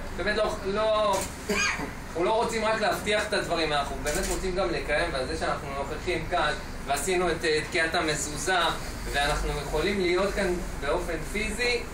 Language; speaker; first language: Hebrew; native; Hebrew